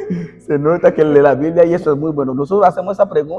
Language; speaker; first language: Spanish; non-native, fluent; Portuguese